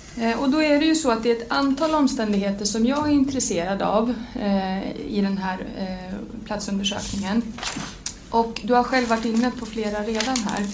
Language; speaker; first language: Swedish; native; Swedish